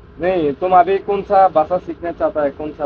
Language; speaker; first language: Hindi; non-native, learner; Bangla